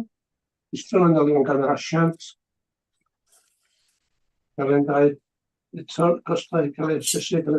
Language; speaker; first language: Welsh; native; Welsh